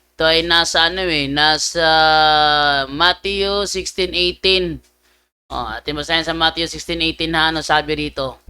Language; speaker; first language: Filipino; non-native, local second language; Cebuano